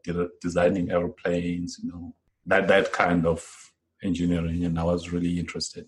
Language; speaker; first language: English; non-native, local second language; Zulu